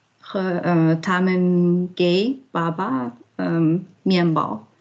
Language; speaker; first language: Chinese; non-native, learner; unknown